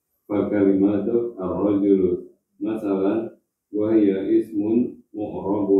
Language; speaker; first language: Arabic; non-native, learner; Indonesian